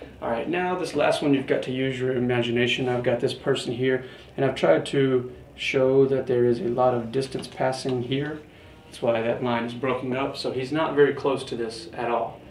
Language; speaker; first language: English; native; English